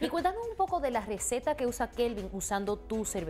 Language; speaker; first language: Spanish; native; Spanish